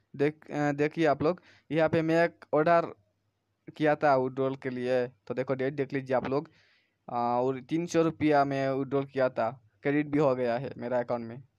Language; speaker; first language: Hindi; non-native, local second language; Bangla